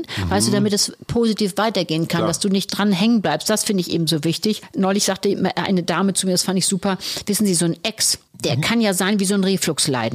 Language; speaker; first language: German; native; German